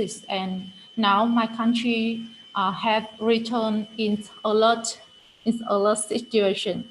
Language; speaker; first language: English; non-native, fluent; Vietnamese